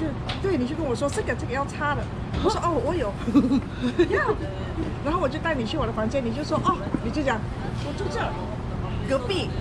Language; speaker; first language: Chinese; early bilingual, heritage; Chinese